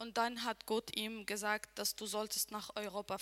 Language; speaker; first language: German; non-native, learner; Arabic